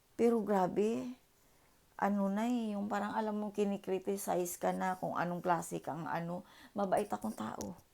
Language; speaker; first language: Filipino; early bilingual, heritage; Filipino